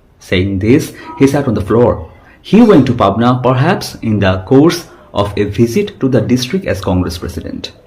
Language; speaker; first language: English; non-native, local second language; Bangla